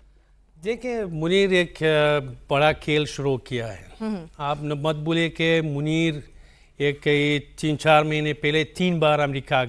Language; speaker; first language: Hindi; non-native, fluent; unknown